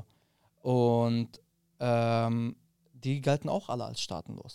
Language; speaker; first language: German; early bilingual, other home language; Arabic